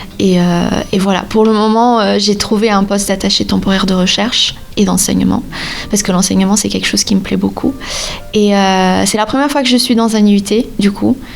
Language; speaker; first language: French; non-native, fluent; Portuguese